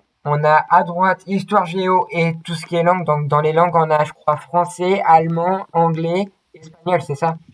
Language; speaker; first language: French; native; French